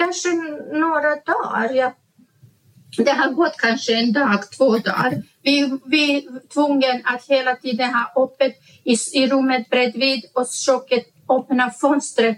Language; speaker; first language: Swedish; non-native, learner; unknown